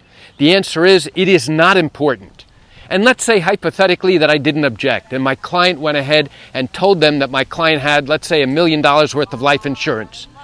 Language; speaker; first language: English; native; English